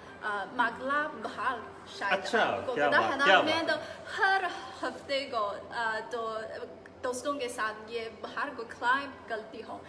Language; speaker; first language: Hindi; non-native, fluent; Chinese